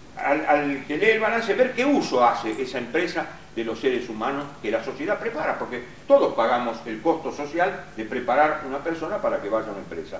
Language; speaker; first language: Spanish; native; Spanish